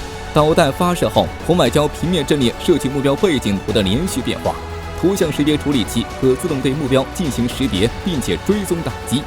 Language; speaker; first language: Chinese; native; Chinese